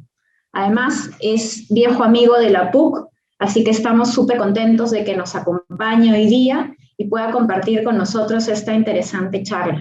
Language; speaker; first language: Spanish; native; Spanish